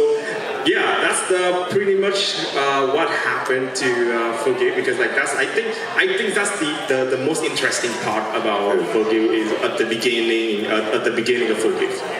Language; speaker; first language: English; non-native, fluent; Vietnamese